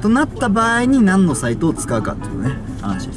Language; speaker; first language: Japanese; native; Japanese